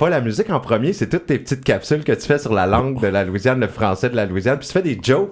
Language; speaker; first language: French; native; French